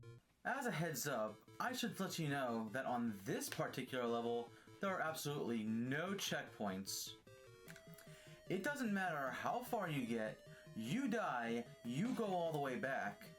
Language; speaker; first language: English; native; English